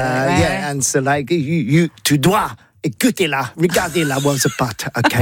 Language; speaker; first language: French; non-native, learner; English